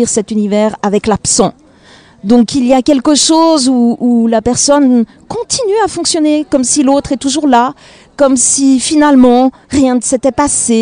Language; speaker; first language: French; native; French